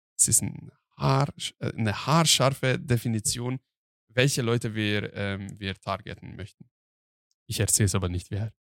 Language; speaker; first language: German; non-native, fluent; Hungarian